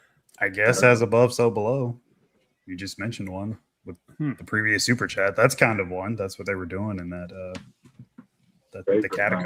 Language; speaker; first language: English; native; English